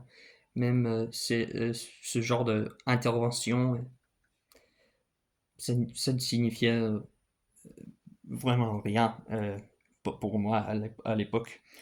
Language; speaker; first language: French; non-native, fluent; English